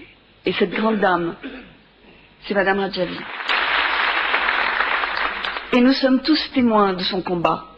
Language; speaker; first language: French; non-native, fluent; Spanish